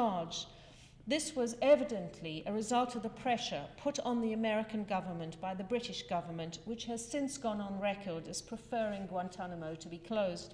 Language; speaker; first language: English; native; English